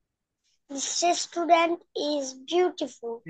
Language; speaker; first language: English; non-native, learner; Bangla